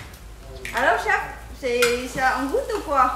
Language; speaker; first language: French; non-native, learner; Vietnamese